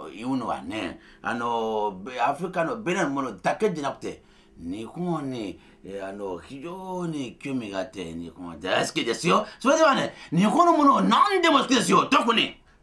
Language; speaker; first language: Japanese; non-native, fluent; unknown